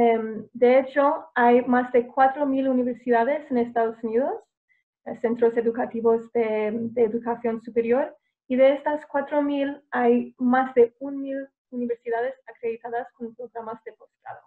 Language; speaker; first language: Spanish; non-native, fluent; English